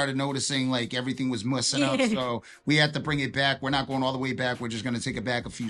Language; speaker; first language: English; native; English